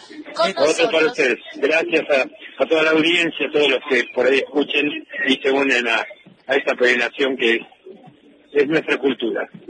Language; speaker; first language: Spanish; native; Spanish